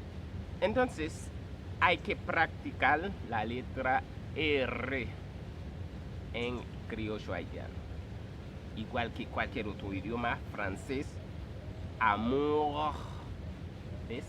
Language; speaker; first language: Spanish; non-native, fluent; Haitian Creole